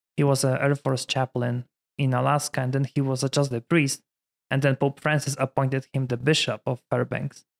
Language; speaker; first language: English; non-native, fluent; Polish